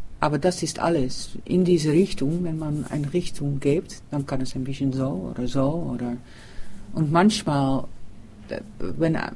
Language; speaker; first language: German; non-native, learner; Dutch